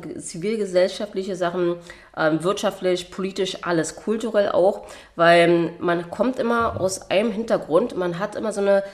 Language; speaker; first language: German; native; German